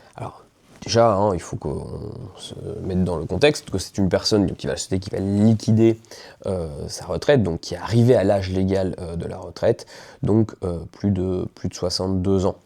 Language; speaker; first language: French; native; French